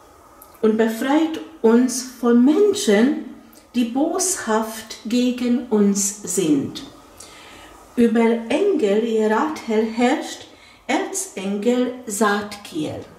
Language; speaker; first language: German; non-native, fluent; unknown